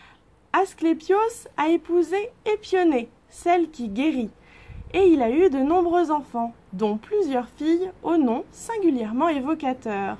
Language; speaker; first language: French; native; French